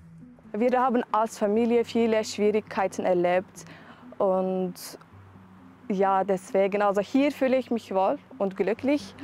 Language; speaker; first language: German; non-native, fluent; Turkish